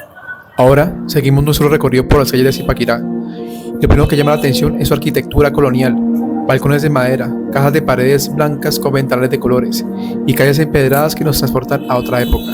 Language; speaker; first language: Spanish; native; Spanish